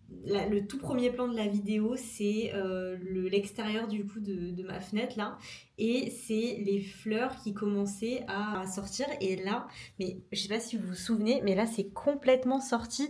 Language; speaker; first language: French; native; French